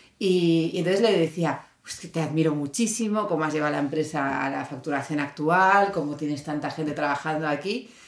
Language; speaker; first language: Spanish; native; Spanish